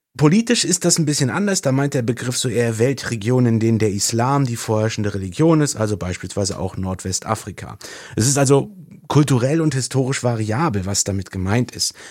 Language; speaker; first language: German; native; German